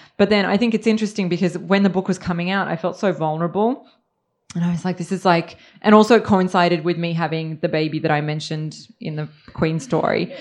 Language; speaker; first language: English; early bilingual, other home language; Serbian